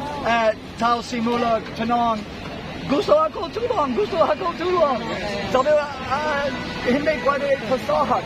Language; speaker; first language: Filipino; non-native, learner; English